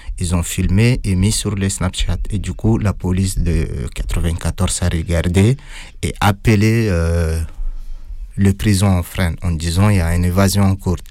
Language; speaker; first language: French; non-native, fluent; Arabic